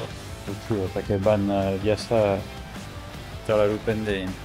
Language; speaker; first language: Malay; non-native, learner; French